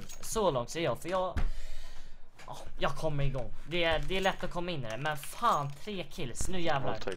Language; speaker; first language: Swedish; native; Swedish